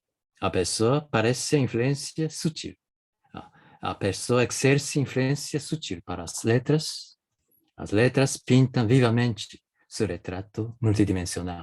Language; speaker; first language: Portuguese; non-native, fluent; Japanese